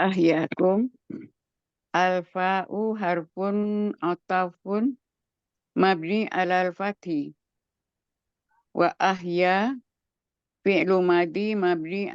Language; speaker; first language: Arabic; non-native, learner; Indonesian